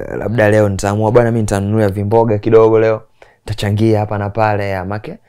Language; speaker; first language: Swahili; native; Swahili